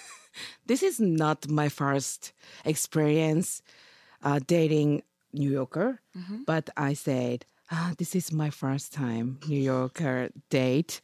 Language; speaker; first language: English; non-native, learner; Japanese